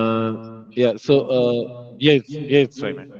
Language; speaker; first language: English; non-native, local second language; Hindi